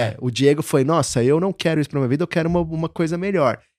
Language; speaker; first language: Portuguese; native; Portuguese